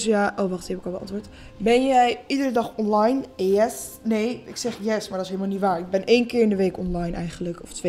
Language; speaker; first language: Dutch; native; Dutch